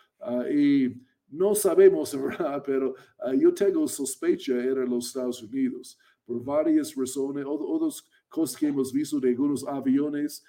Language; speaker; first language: Spanish; non-native, fluent; English